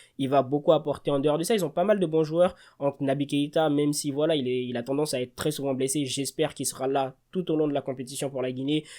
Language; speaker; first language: French; early bilingual, other home language; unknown